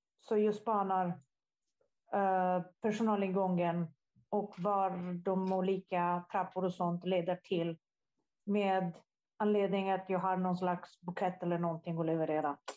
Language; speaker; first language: Swedish; non-native, fluent; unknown